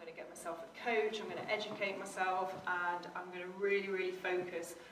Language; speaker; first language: English; native; English